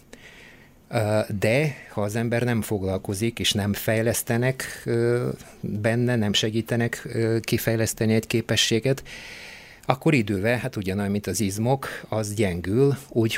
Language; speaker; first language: Hungarian; non-native, fluent; Bulgarian